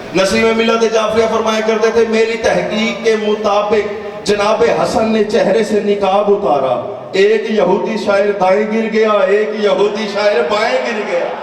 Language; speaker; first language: Urdu; non-native, local second language; Saraiki